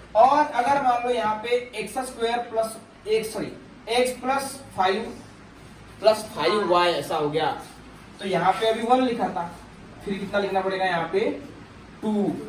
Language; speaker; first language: Hindi; non-native, local second language; Marathi